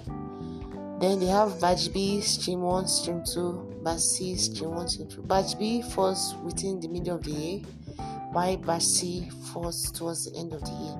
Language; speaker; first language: English; non-native, local second language; Igbo